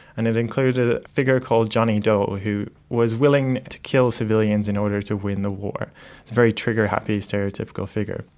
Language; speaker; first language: English; native; English